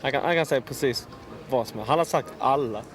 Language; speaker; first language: Swedish; native; Swedish